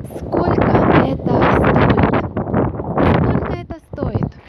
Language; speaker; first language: Russian; non-native, learner; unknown